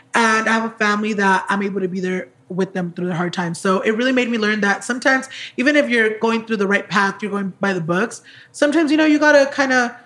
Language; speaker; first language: English; early bilingual, other home language; Spanish